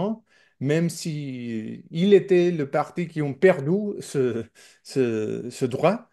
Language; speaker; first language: French; non-native, learner; English